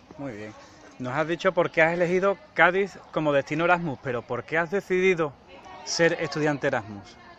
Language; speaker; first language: Spanish; native; Spanish